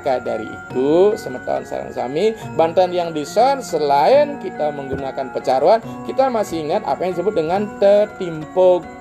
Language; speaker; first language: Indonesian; non-native, local second language; Balinese